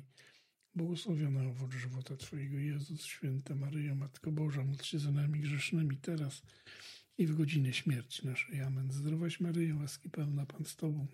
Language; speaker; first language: Polish; native; Polish